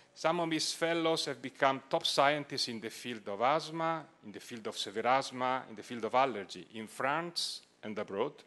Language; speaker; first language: English; non-native, fluent; Italian